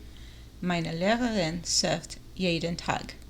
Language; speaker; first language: German; non-native, learner; English